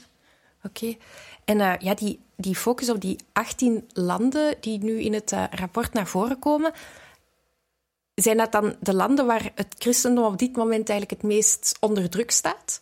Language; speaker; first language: Dutch; native; Dutch